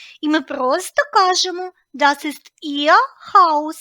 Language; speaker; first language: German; non-native, fluent; Ukrainian